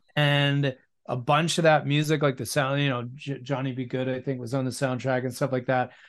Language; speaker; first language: English; native; English